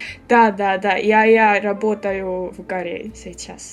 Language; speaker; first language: Russian; non-native, learner; Estonian